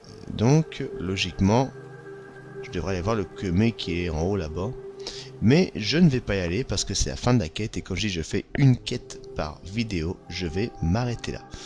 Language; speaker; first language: French; native; French